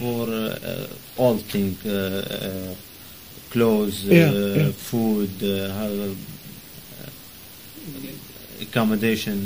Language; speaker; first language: English; non-native, learner; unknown